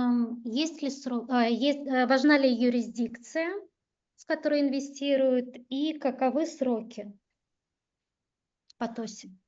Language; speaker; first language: Russian; native; Russian